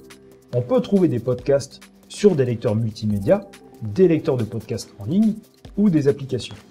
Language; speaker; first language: French; native; French